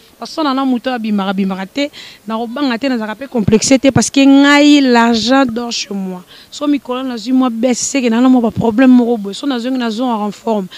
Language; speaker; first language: Lingala; native; Lingala